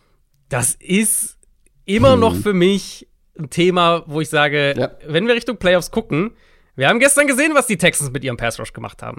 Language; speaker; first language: German; native; German